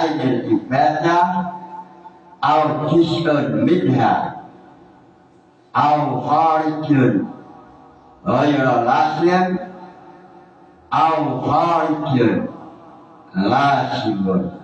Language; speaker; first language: Arabic; non-native, fluent; Indonesian